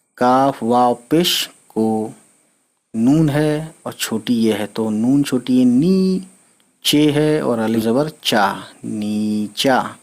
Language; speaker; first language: Urdu; native; Urdu